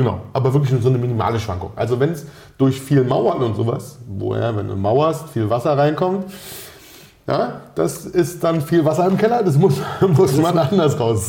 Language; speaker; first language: German; native; German